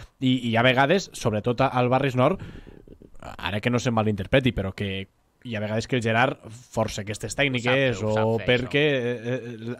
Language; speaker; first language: Catalan; native; Catalan